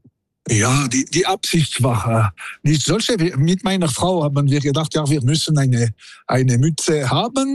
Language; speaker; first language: German; non-native, local second language; French